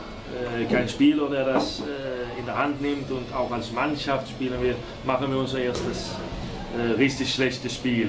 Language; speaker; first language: German; non-native, fluent; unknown